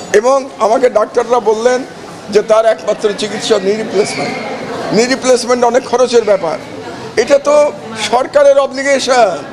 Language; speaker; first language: Bangla; native; Bangla